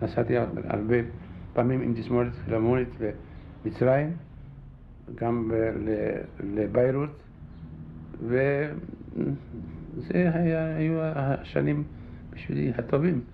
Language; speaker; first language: Hebrew; non-native, fluent; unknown